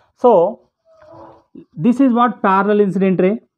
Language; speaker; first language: English; non-native, local second language; Telugu